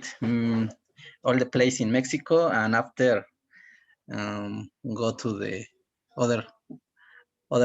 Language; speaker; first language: English; non-native, learner; Spanish